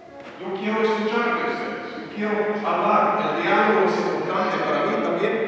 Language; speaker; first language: Spanish; non-native, fluent; English